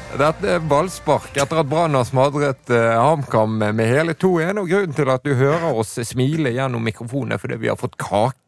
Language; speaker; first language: Norwegian; native; Norwegian